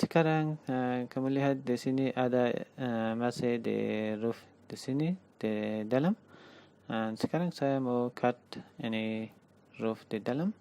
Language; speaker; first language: Indonesian; non-native, learner; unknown